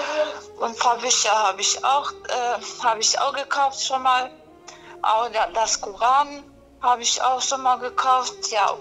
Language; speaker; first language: German; early bilingual, other home language; Polish